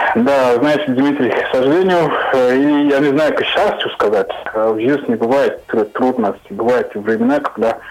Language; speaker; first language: Russian; non-native, fluent; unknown